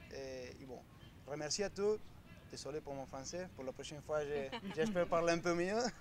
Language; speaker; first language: French; non-native, learner; Spanish